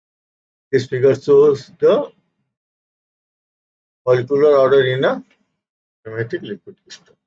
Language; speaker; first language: English; non-native, local second language; Hindi